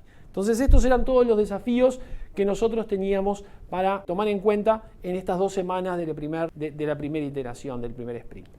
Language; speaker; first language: Spanish; native; Spanish